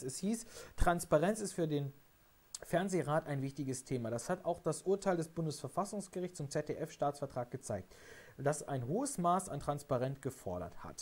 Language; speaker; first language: German; native; German